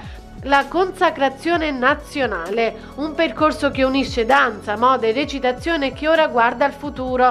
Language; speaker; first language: Italian; native; Italian